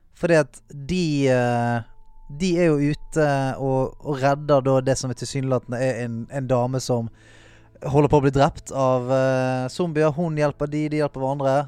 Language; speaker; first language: Norwegian; native; Norwegian